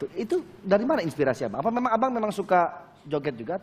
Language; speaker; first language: Indonesian; native; Indonesian